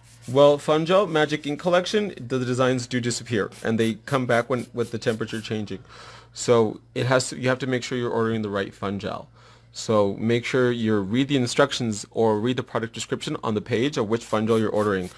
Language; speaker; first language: English; early bilingual, other home language; Spanish